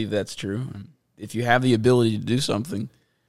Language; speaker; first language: English; native; English